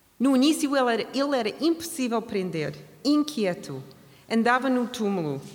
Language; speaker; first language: Portuguese; non-native, fluent; English